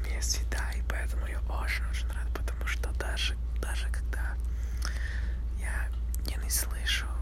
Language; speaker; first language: Russian; non-native, learner; English